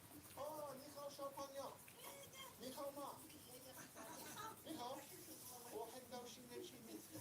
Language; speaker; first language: Chinese; non-native, learner; English